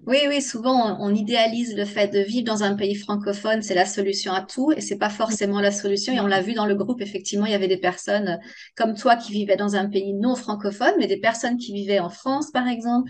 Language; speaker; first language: French; native; French